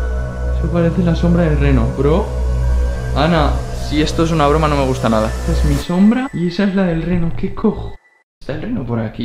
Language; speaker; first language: Spanish; native; Spanish